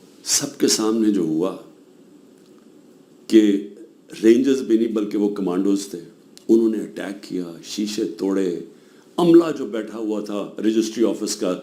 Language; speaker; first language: Urdu; native; Urdu